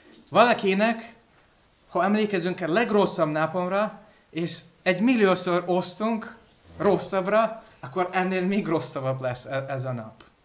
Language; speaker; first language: Hungarian; non-native, fluent; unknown